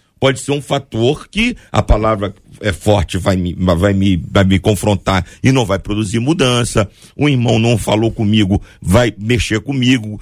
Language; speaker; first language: Portuguese; native; Portuguese